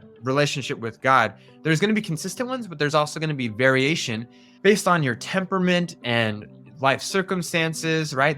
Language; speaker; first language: English; native; English